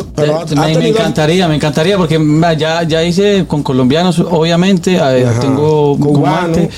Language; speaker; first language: Spanish; native; Spanish